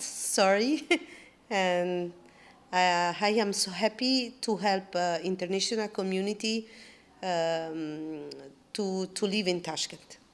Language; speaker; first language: English; non-native, learner; Italian